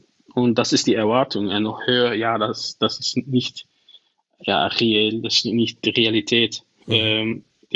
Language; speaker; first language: German; non-native, learner; Dutch